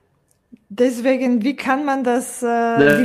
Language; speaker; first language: German; non-native, fluent; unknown